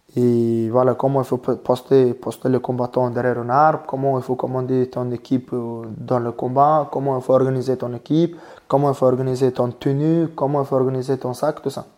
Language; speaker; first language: French; non-native, learner; Mongolian